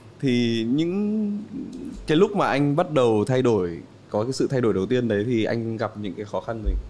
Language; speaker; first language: Vietnamese; native; Vietnamese